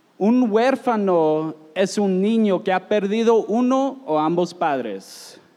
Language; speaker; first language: Spanish; non-native, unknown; English